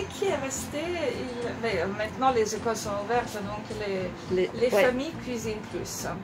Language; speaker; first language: French; non-native, fluent; Italian